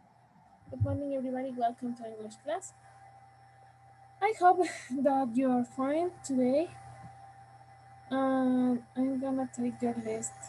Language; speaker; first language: English; non-native, fluent; Spanish